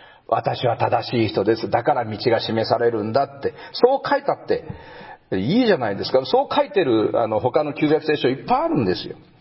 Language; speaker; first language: Japanese; native; Japanese